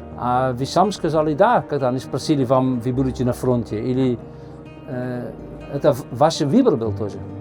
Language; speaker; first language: Russian; non-native, learner; Dutch